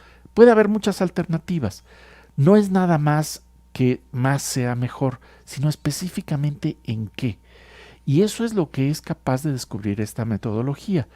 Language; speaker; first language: Spanish; native; Spanish